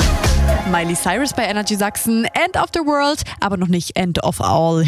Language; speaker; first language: German; native; German